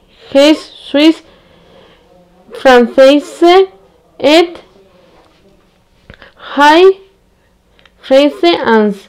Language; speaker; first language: French; non-native, learner; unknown